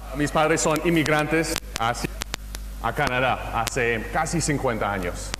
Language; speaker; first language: Spanish; non-native, fluent; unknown